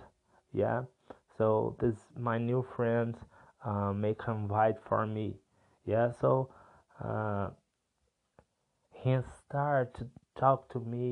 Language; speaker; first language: English; non-native, learner; Portuguese